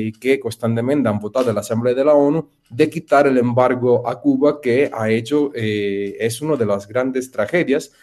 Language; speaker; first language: Spanish; non-native, fluent; Italian